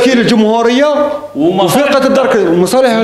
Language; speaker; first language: Arabic; native; Arabic